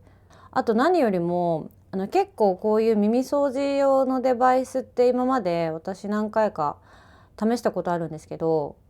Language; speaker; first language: Japanese; native; Japanese